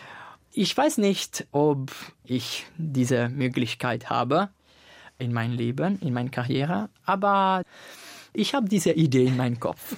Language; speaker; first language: German; non-native, fluent; Italian